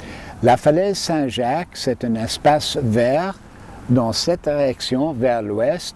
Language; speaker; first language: French; non-native, local second language; English